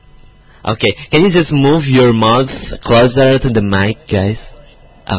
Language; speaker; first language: English; non-native, fluent; Indonesian